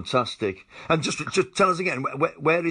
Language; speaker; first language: English; native; English